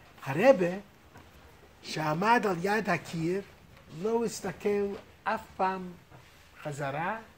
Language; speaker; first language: Hebrew; non-native, fluent; English